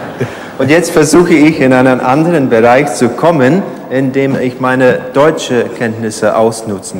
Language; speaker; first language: German; non-native, fluent; English